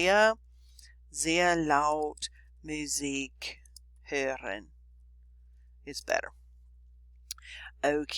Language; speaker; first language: German; non-native, fluent; English